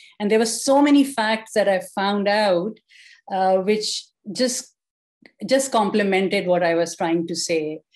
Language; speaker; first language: English; non-native, local second language; Urdu